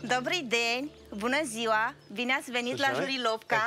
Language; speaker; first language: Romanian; non-native, local second language; Russian